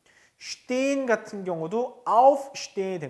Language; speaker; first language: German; non-native, fluent; Korean